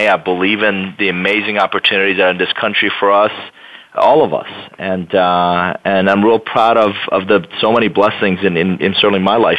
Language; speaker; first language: English; non-native, fluent; Persian